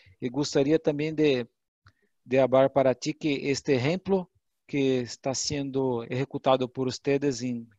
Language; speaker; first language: Portuguese; non-native, learner; Spanish